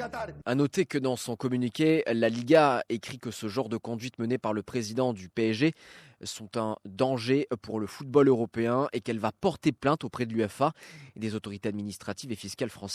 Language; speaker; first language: French; native; French